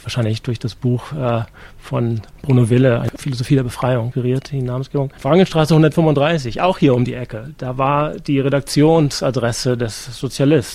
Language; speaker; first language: German; native; German